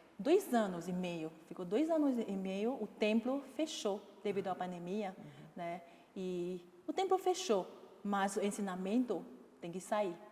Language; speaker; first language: Portuguese; non-native, fluent; Chinese